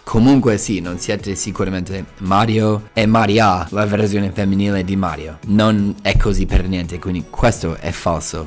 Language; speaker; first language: Italian; non-native, fluent; English